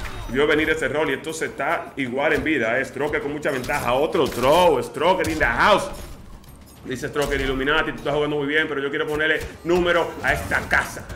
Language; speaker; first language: Spanish; native; Spanish